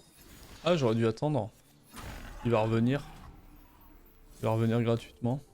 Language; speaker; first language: French; native; French